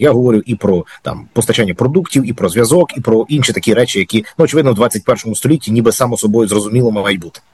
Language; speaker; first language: Ukrainian; native; Ukrainian